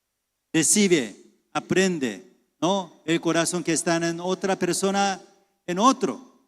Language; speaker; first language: Spanish; non-native, fluent; Korean